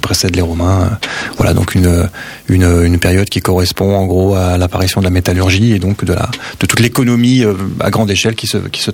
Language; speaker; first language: French; native; French